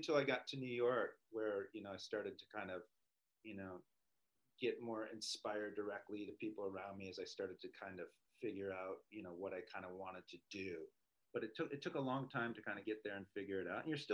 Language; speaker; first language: English; native; English